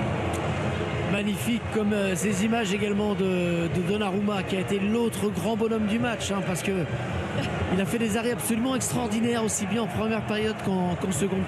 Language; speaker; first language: French; native; French